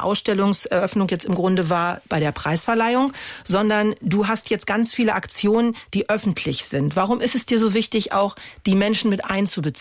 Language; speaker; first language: German; native; German